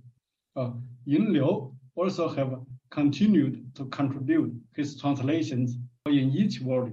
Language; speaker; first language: English; non-native, fluent; Chinese